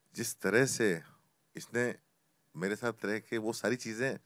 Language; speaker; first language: Hindi; native; Hindi